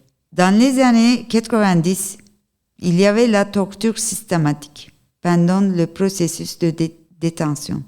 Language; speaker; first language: French; non-native, learner; Turkish